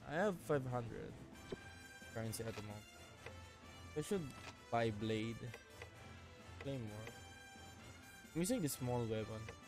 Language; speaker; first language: English; non-native, local second language; Filipino